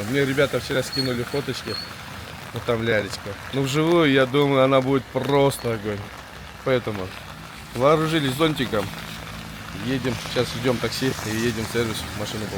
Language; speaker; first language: Russian; native; Russian